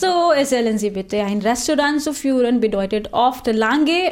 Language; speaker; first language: German; non-native, fluent; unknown